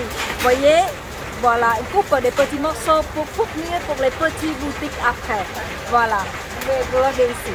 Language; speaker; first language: French; non-native, learner; Vietnamese